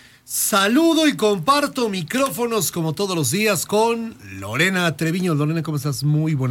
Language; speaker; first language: Spanish; native; Spanish